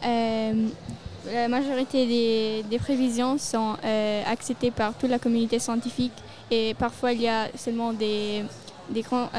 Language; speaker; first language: French; non-native, local second language; Italian